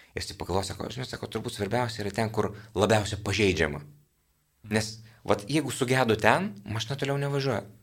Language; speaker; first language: Lithuanian; native; Lithuanian